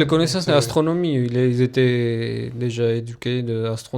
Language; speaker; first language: French; non-native, fluent; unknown